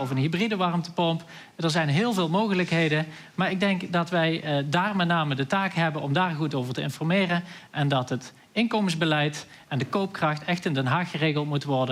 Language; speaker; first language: Dutch; native; Dutch